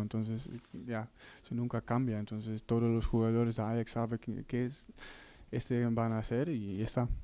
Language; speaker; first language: Spanish; non-native, learner; Dutch